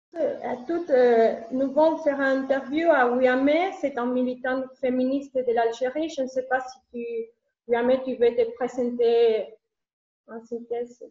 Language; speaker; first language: French; non-native, learner; Spanish